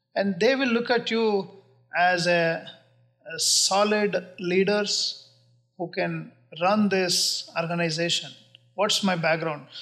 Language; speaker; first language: English; non-native, local second language; Kannada